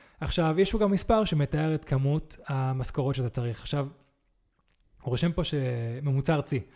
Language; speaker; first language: Hebrew; early bilingual, other home language; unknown